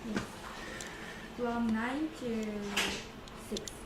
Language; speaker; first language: English; non-native, learner; Japanese